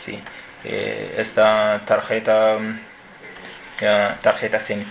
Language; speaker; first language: Spanish; non-native, learner; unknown